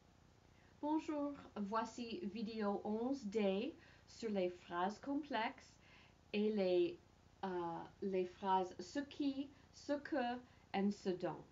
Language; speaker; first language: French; non-native, fluent; English